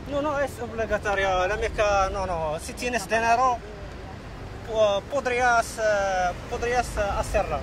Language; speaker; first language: Spanish; non-native, learner; Arabic